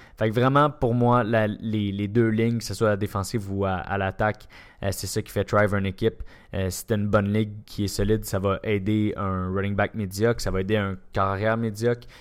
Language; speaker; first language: French; native; French